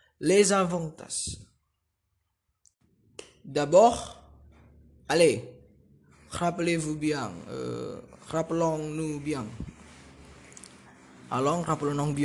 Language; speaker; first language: French; non-native, learner; Indonesian